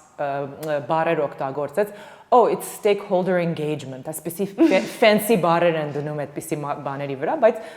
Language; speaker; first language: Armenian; early bilingual, heritage; Armenian